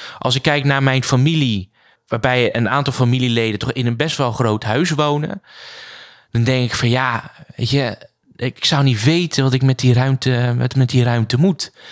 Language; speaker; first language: Dutch; native; Dutch